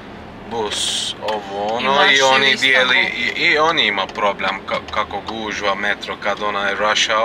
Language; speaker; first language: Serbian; non-native, learner; Turkish